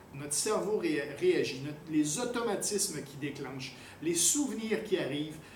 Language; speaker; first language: French; native; French